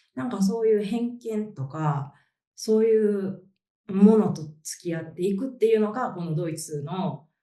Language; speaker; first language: Japanese; native; Japanese